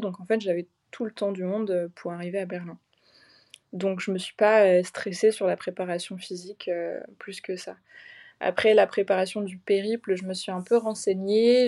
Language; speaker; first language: French; native; French